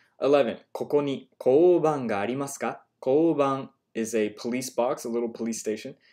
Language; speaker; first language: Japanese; non-native, learner; English